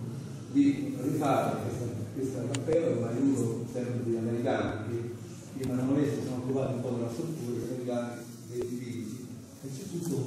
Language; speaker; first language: Italian; native; Italian